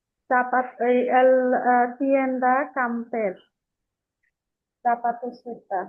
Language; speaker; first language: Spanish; non-native, learner; Bangla